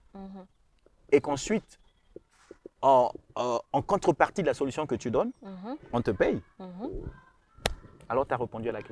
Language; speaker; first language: French; non-native, local second language; Rundi